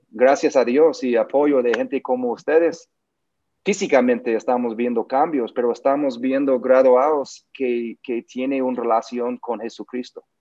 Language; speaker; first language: Spanish; non-native, learner; English